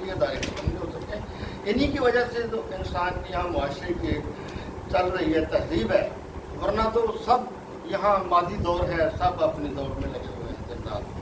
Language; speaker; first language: Urdu; non-native, local second language; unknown